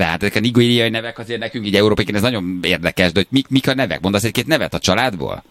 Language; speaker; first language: Hungarian; native; Hungarian